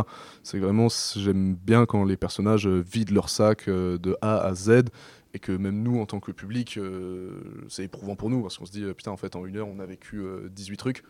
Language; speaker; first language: French; native; French